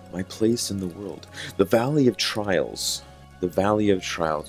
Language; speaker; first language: English; native; English